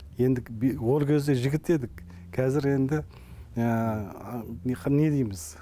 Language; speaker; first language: Kazakh; early bilingual, heritage; Kazakh